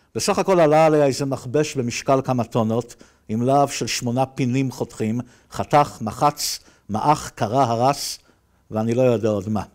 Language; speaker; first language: Hebrew; native; Hebrew